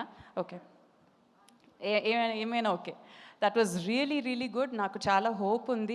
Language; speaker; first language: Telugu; non-native, local second language; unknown